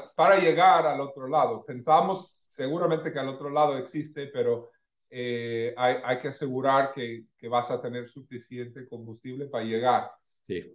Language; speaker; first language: Spanish; non-native, fluent; English